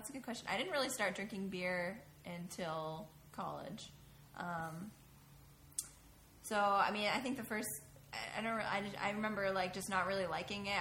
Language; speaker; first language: English; native; English